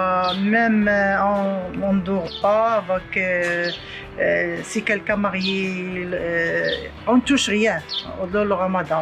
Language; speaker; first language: French; non-native, local second language; Arabic